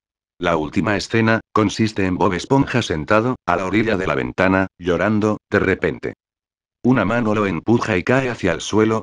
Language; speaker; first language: Spanish; native; Spanish